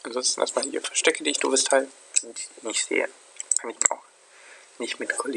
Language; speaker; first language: German; native; German